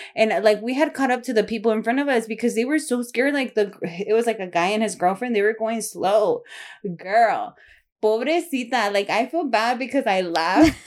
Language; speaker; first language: English; native; English